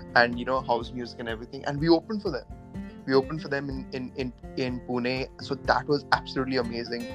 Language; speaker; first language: English; non-native, local second language; Marathi